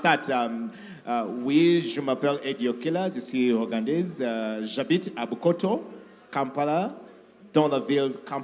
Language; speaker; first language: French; non-native, learner; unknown